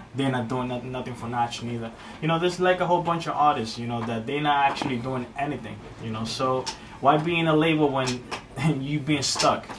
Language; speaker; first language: English; native; English